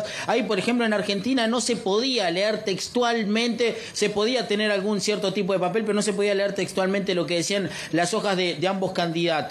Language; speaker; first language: Spanish; native; Spanish